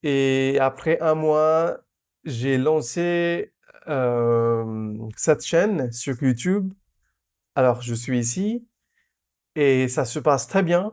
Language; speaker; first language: French; non-native, fluent; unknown